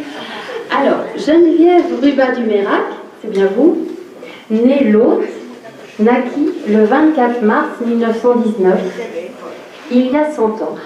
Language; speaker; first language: French; native; French